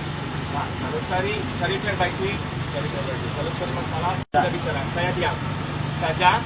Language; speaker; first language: Indonesian; non-native, learner; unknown